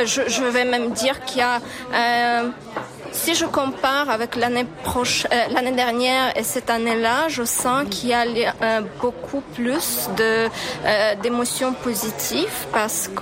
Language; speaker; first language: French; non-native, fluent; Ukrainian